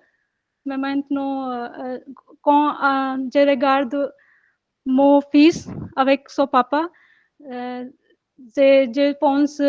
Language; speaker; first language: French; non-native, learner; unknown